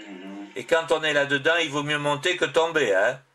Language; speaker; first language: French; native; French